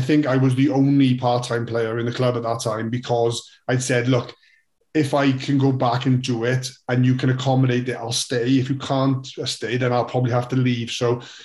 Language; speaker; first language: English; native; English